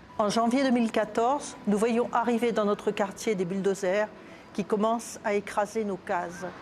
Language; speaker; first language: French; native; French